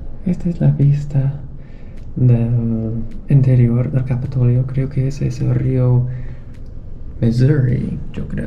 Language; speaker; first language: Spanish; non-native, fluent; English